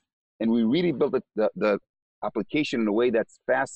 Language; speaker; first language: English; non-native, fluent; Hebrew